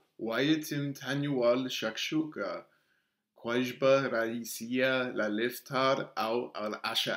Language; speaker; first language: Arabic; non-native, learner; English